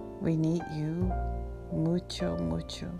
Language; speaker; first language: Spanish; non-native, learner; English